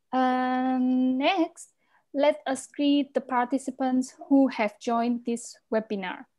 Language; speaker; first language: English; non-native, fluent; Indonesian